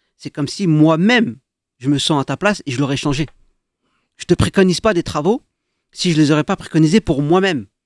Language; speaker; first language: French; early bilingual, other home language; Arabic